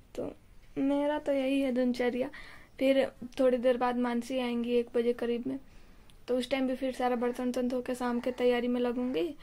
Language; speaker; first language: Hindi; native; Hindi